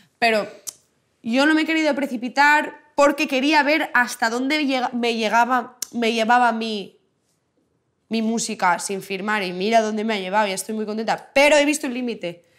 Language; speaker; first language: Spanish; non-native, local second language; Catalan